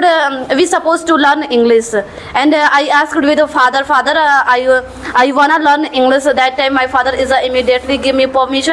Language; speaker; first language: English; non-native, learner; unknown